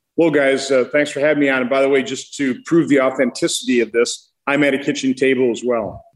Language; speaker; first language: English; native; English